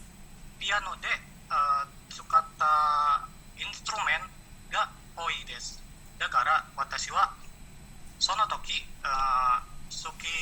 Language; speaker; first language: Japanese; non-native, learner; Indonesian